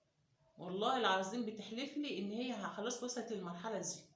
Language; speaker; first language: Arabic; native; Arabic